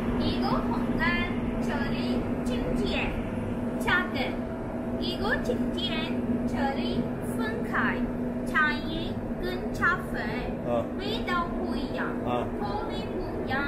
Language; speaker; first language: Chinese; non-native, learner; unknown